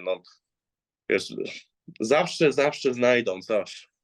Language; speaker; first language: Polish; early bilingual, heritage; English